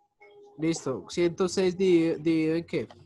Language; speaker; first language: Spanish; native; Spanish